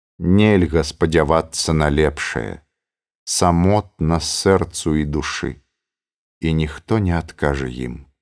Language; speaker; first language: Belarusian; native; Belarusian